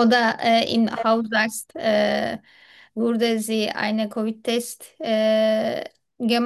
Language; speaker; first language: German; non-native, learner; Turkish